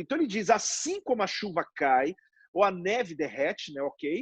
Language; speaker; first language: Portuguese; native; Portuguese